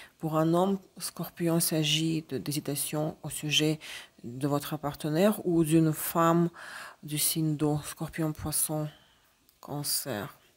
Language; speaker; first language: French; non-native, fluent; Russian